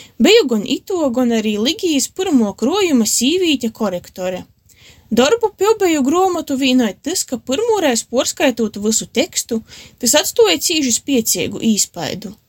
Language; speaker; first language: Latvian; native; Latvian